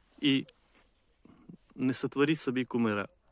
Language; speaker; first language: Ukrainian; native; Ukrainian